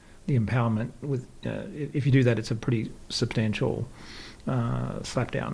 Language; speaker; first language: English; native; English